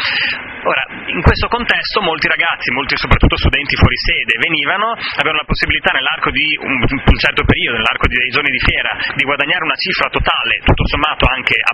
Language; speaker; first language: Italian; native; Italian